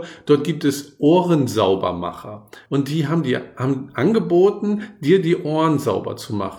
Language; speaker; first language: German; native; German